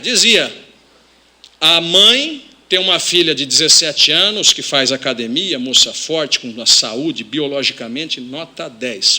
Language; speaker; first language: Portuguese; native; Portuguese